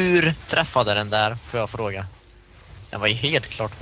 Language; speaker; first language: Swedish; native; Swedish